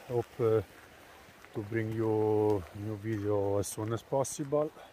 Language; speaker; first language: English; non-native, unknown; Italian